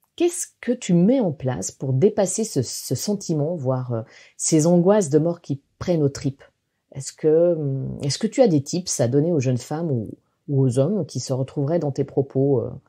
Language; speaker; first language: French; native; French